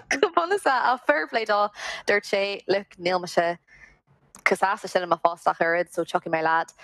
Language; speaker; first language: Irish; non-native, local second language; English